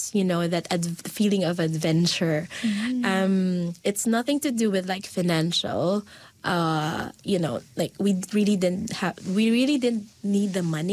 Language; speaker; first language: English; non-native, local second language; Filipino